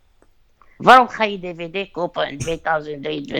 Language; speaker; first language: Dutch; non-native, fluent; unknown